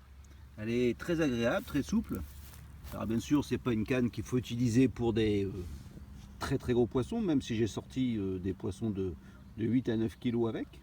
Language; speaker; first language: French; native; French